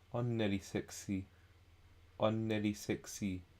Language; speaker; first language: Finnish; non-native, learner; English